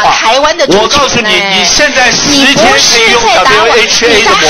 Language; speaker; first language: Chinese; native; Chinese